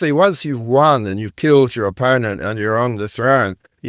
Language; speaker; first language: English; native; English